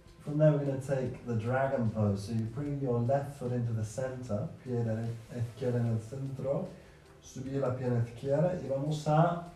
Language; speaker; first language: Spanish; non-native, fluent; English